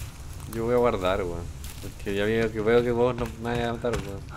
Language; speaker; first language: Spanish; native; Spanish